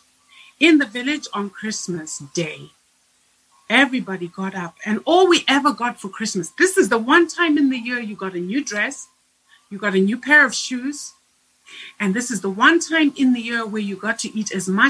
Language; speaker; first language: English; non-native, local second language; Shona